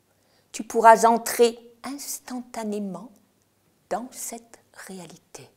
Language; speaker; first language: French; native; French